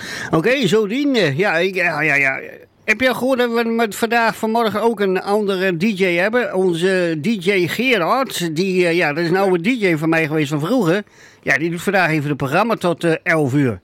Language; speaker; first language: Dutch; native; Dutch